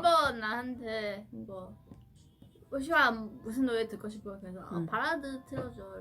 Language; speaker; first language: Korean; non-native, learner; Chinese